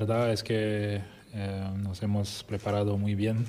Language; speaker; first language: Spanish; non-native, fluent; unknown